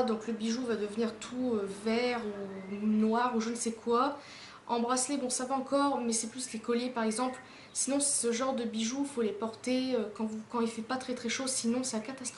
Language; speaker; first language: French; native; French